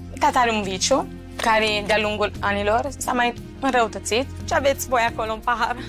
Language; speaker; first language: Romanian; early bilingual, heritage; Romanian